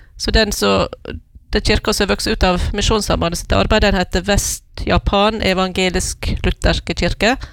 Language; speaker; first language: Norwegian; native; Norwegian